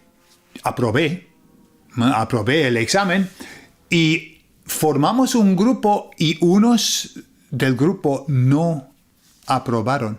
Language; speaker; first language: Spanish; non-native, fluent; English